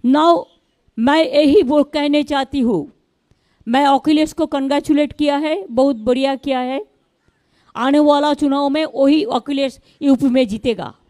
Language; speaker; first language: Hindi; non-native, local second language; Bangla